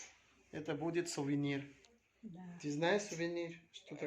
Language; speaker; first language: Russian; non-native, learner; Manipuri